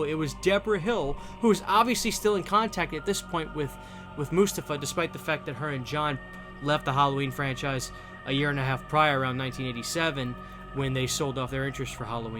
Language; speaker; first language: English; native; English